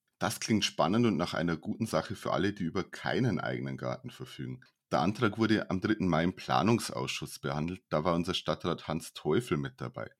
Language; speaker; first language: German; native; German